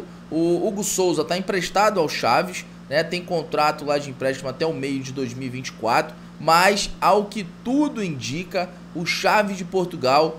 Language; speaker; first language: Portuguese; native; Portuguese